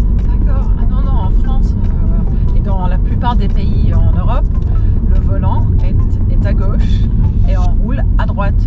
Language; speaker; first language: French; non-native, fluent; English